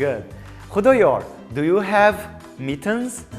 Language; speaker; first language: English; non-native, learner; Tajik